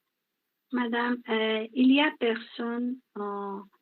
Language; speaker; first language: French; non-native, learner; Spanish